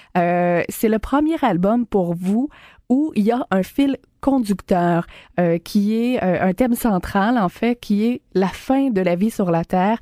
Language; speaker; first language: French; native; French